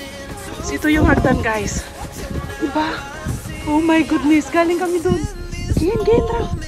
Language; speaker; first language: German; non-native, learner; Filipino